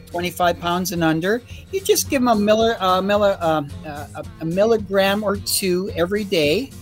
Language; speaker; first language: English; native; English